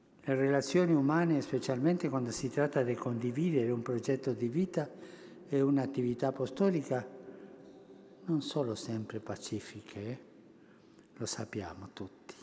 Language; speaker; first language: Italian; early bilingual, heritage; Spanish